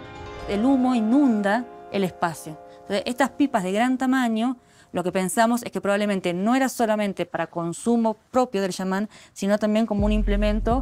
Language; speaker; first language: Spanish; native; Spanish